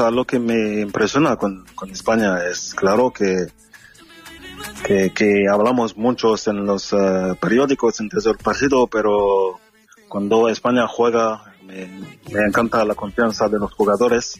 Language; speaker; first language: Spanish; non-native, fluent; French